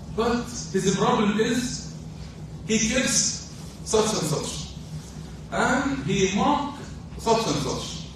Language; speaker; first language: English; non-native, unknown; Arabic